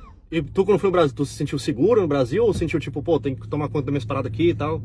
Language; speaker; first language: Portuguese; native; Portuguese